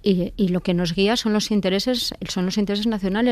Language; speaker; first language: Spanish; native; Spanish